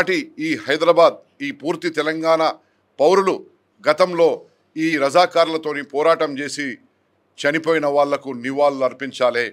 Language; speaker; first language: Telugu; native; Telugu